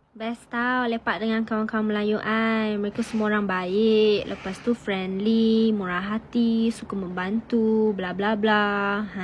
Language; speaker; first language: Malay; non-native, local second language; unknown